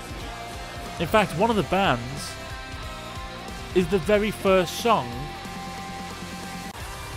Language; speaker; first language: English; native; English